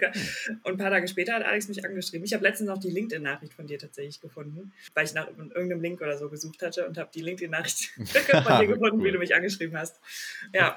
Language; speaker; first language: German; native; German